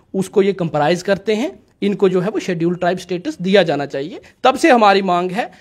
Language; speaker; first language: Hindi; native; Hindi